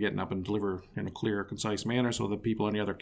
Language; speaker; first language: English; native; English